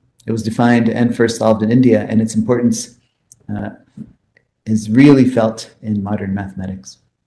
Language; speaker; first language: English; early bilingual, other home language; Hindi